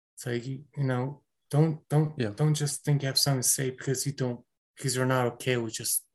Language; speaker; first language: English; early bilingual, other home language; Romanian